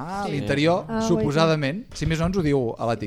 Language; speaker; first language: Catalan; native; Catalan